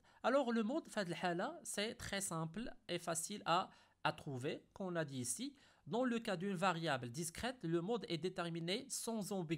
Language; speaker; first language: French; non-native, local second language; Arabic